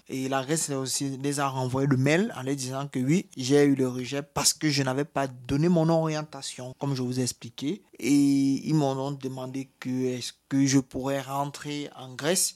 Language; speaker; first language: French; native; French